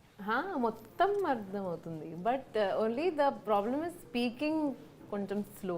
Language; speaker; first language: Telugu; non-native, learner; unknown